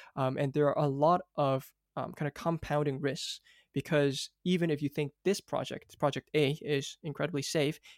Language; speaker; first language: English; non-native, local second language; Cantonese